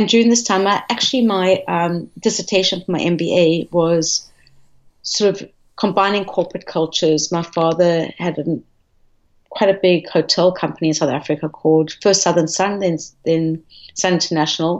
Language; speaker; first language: English; native; English